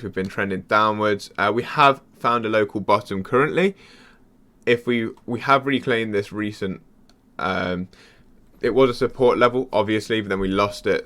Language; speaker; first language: English; native; English